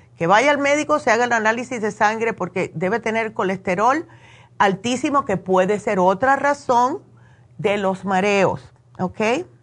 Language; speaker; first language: Spanish; native; Spanish